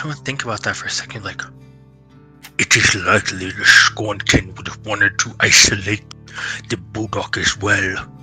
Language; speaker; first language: English; native; English